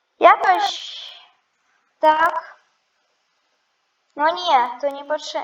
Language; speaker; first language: Polish; non-native, learner; Ukrainian